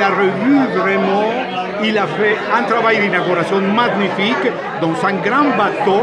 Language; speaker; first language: French; non-native, fluent; Spanish